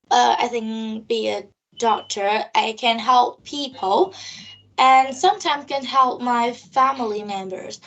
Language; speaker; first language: English; non-native, learner; Vietnamese